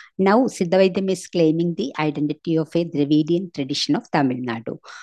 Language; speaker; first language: English; non-native, local second language; Malayalam